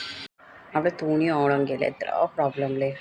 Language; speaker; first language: Malayalam; non-native, learner; Hindi